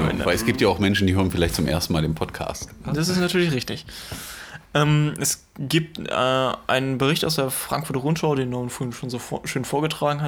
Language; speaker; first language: German; native; German